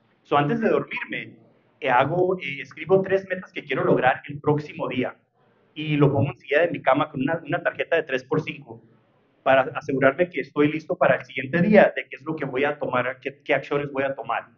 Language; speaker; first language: Spanish; early bilingual, heritage; Spanish